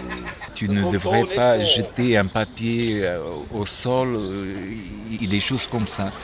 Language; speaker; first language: French; non-native, fluent; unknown